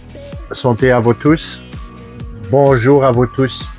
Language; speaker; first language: French; non-native, fluent; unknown